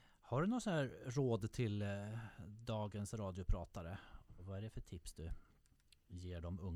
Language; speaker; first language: Swedish; native; Swedish